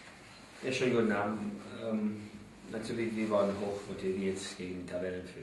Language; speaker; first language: German; non-native, fluent; English